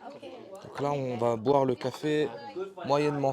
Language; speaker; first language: French; native; French